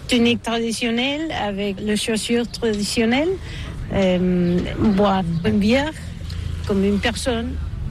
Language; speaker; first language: French; non-native, fluent; Catalan